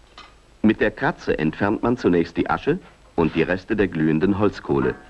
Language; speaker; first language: German; native; German